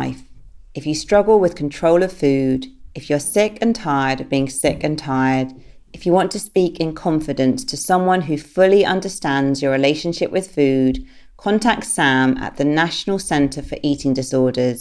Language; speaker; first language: English; native; English